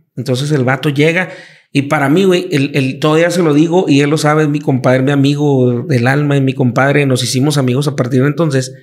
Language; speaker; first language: Spanish; native; Spanish